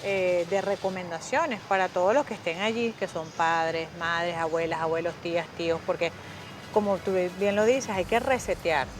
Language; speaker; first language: Spanish; native; Spanish